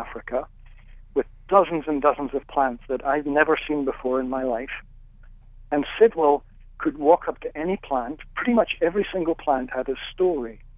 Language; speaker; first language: English; native; English